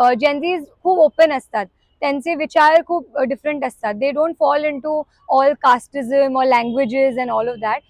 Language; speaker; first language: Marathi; non-native, local second language; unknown